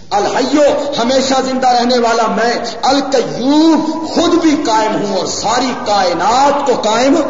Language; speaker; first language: Urdu; non-native, local second language; Punjabi